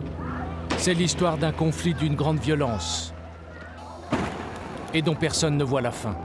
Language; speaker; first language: French; native; French